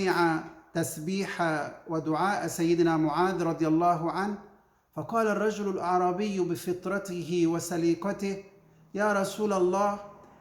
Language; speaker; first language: Arabic; native; Arabic